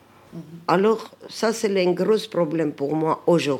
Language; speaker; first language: French; non-native, learner; Armenian